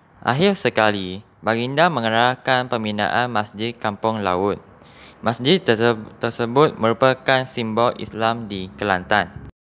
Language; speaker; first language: Malay; non-native, local second language; Chinese